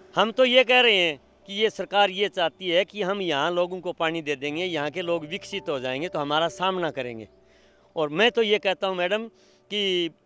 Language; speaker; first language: Hindi; native; Hindi